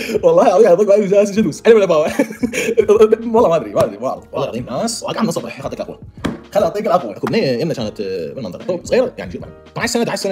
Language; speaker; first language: Arabic; native; Arabic